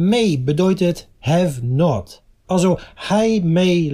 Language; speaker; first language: German; non-native, fluent; Dutch